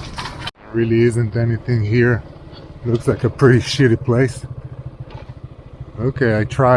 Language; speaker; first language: English; non-native, fluent; Hebrew